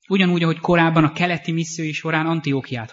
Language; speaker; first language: Hungarian; native; Hungarian